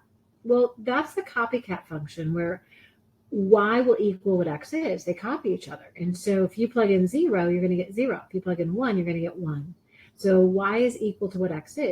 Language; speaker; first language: English; native; English